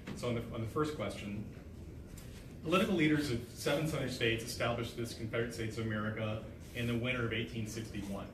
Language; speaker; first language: English; native; English